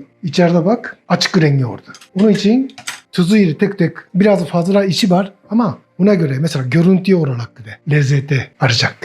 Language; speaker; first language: Turkish; non-native, learner; Japanese